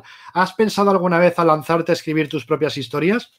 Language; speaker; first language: Spanish; native; Spanish